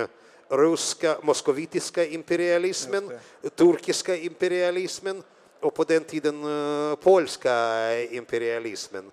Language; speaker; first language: Swedish; non-native, fluent; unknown